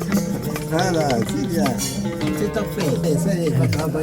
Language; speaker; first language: French; non-native, learner; Arabic